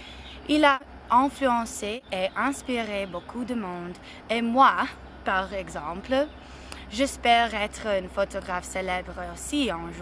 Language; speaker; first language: French; non-native, learner; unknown